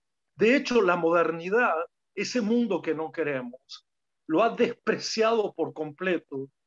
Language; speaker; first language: Spanish; native; Spanish